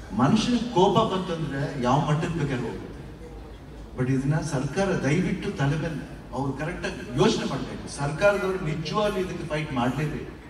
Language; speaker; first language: Kannada; native; Kannada